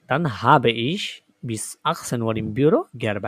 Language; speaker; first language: German; non-native, fluent; Bangla